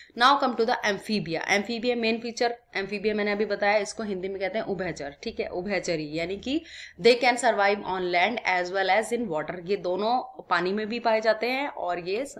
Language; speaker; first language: Hindi; native; Hindi